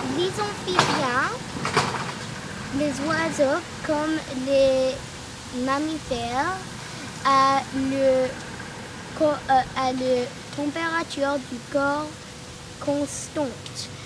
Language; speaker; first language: French; non-native, learner; English